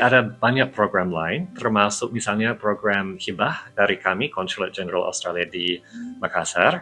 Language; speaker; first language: Indonesian; non-native, fluent; English